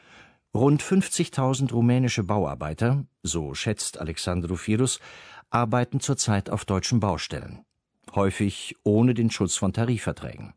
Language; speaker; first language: German; native; German